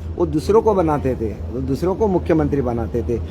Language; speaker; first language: Hindi; non-native, local second language; Marathi